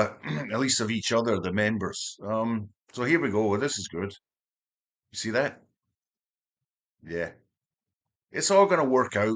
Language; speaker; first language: English; native; English